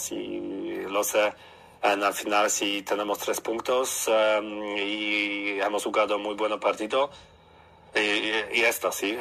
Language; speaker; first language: Spanish; non-native, learner; Polish